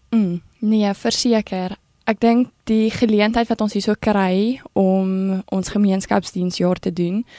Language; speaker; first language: Afrikaans; native; Afrikaans